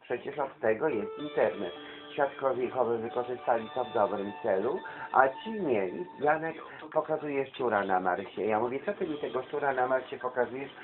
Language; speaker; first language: Polish; native; Polish